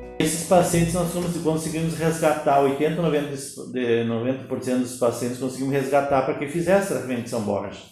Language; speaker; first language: Portuguese; native; Portuguese